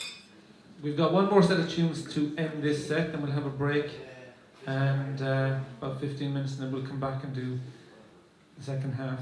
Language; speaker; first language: English; native; English